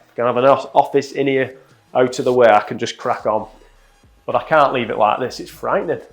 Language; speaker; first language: English; native; English